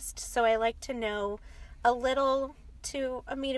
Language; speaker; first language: English; native; English